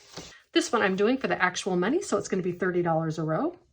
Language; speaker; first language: English; native; English